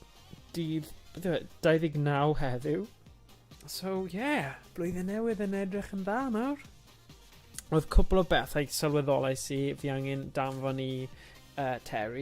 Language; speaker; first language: Welsh; non-native, local second language; English